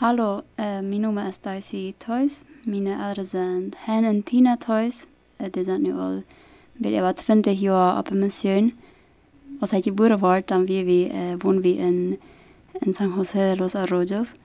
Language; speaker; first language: German; non-native, local second language; Plautdietsch